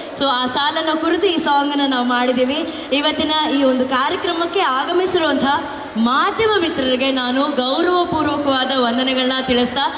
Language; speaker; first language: Kannada; non-native, local second language; Tulu